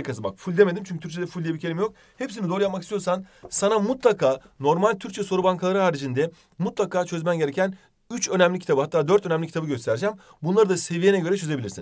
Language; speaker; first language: Turkish; native; Turkish